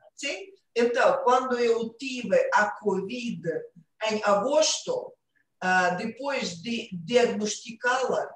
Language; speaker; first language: Portuguese; non-native, fluent; Russian